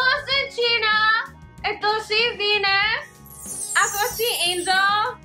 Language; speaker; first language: Filipino; early bilingual, heritage; English